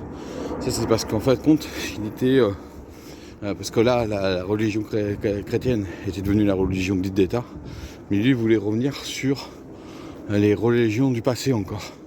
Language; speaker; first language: French; native; French